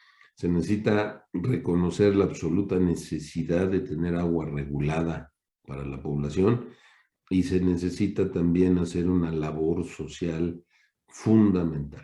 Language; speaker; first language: Spanish; native; Spanish